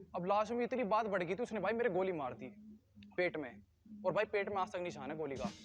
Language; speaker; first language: Hindi; native; Hindi